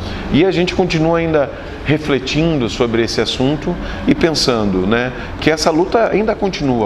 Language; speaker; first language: Portuguese; native; Portuguese